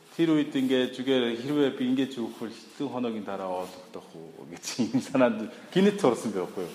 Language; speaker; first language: Mongolian; non-native, fluent; Korean